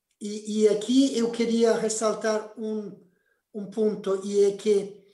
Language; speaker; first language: Portuguese; non-native, fluent; Spanish